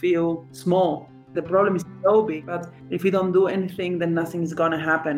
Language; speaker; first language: English; non-native, fluent; Spanish